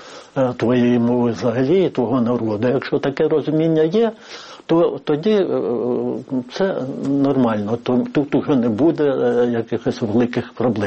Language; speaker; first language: Ukrainian; native; Ukrainian